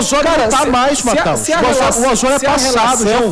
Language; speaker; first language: Portuguese; native; Portuguese